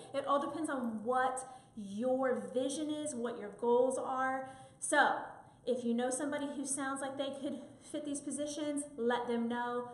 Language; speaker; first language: English; native; English